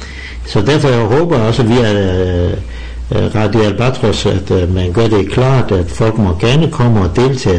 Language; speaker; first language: Danish; non-native, fluent; Persian